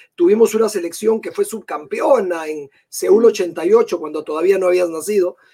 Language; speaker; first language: Spanish; native; Spanish